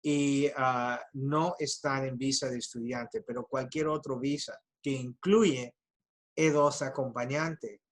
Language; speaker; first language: Spanish; early bilingual, heritage; Spanish